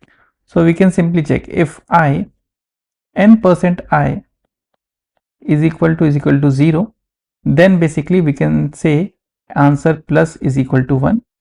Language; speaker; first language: English; non-native, local second language; Hindi